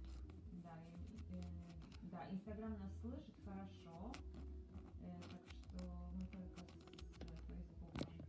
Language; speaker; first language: Russian; non-native, fluent; Polish